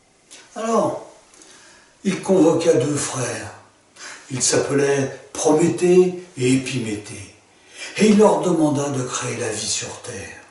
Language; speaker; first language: French; native; French